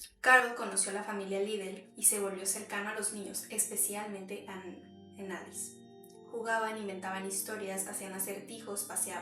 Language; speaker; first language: Spanish; native; Spanish